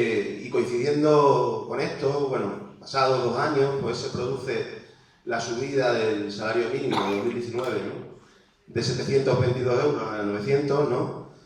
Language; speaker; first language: Spanish; native; Spanish